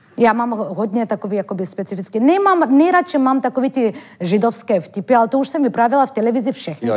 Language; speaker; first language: Czech; non-native, fluent; Turkish